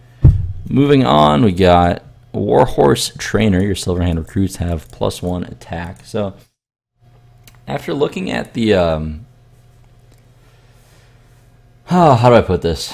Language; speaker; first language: English; native; English